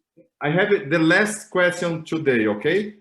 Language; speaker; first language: English; non-native, learner; Portuguese